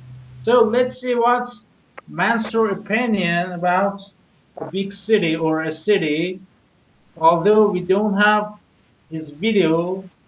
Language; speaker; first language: English; non-native, learner; Persian